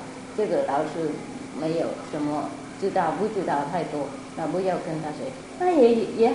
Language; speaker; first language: Chinese; non-native, fluent; Vietnamese